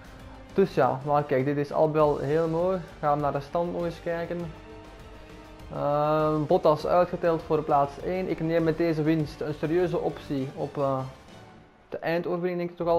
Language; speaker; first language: Dutch; native; Dutch